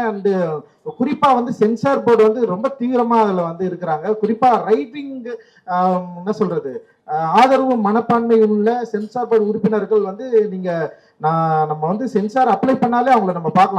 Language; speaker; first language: Tamil; native; Tamil